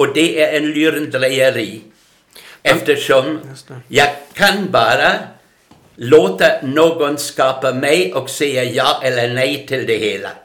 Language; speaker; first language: Swedish; non-native, fluent; German